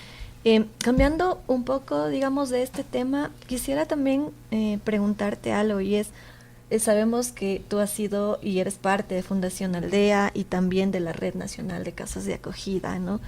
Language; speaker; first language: Spanish; native; Spanish